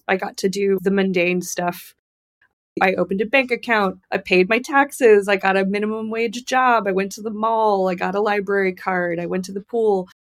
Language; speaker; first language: English; native; English